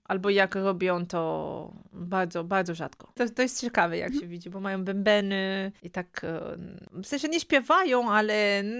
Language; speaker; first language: Polish; non-native, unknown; Romanian